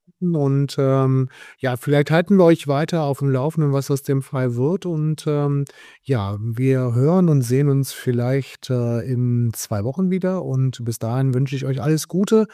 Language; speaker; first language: German; native; German